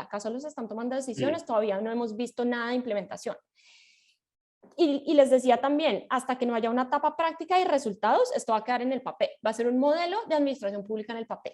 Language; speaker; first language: Spanish; native; Spanish